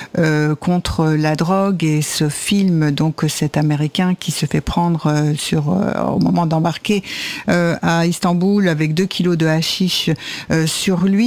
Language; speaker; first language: French; native; French